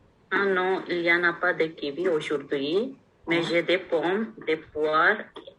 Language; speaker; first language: French; non-native, learner; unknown